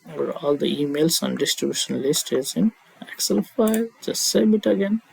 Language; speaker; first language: English; non-native, local second language; Nepali